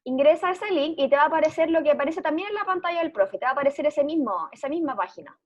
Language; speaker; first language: Spanish; native; Spanish